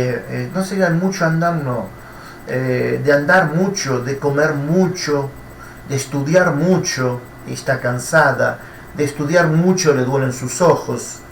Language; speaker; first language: Spanish; non-native, fluent; Portuguese